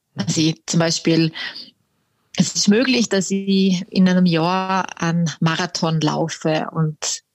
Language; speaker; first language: German; native; German